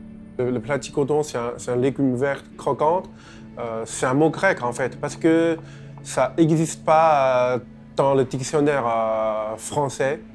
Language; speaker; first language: French; non-native, fluent; Chinese